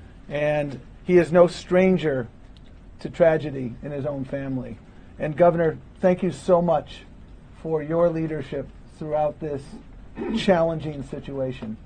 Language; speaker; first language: English; early bilingual, other home language; Spanish